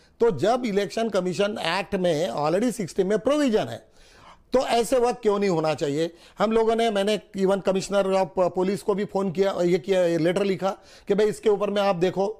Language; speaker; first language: Hindi; non-native, local second language; Marathi